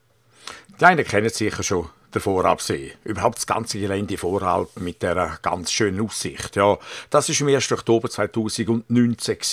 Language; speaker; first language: German; native; German